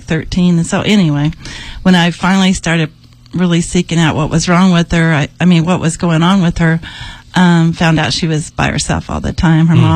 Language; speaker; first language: English; native; English